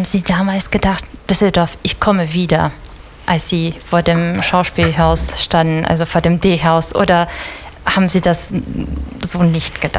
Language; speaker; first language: German; early bilingual, other home language; Bulgarian